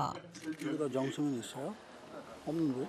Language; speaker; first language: Korean; non-native, learner; Bangla